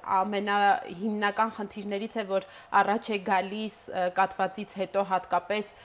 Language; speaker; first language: Armenian; native; Armenian